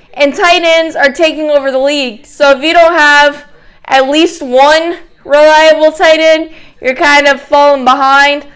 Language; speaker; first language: English; native; English